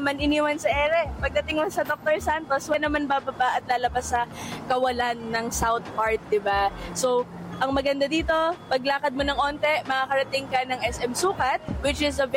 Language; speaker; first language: Filipino; native; Filipino